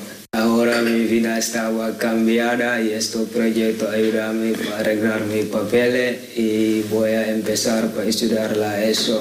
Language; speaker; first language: Spanish; non-native, learner; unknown